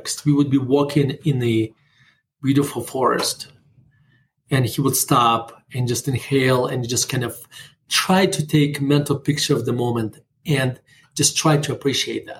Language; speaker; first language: English; non-native, fluent; Russian